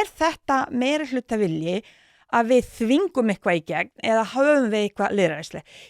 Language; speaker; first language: Icelandic; non-native, fluent; Bosnian